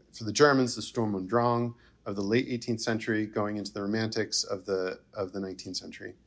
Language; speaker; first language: English; native; English